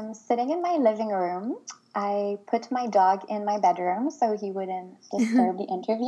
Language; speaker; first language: English; non-native, fluent; French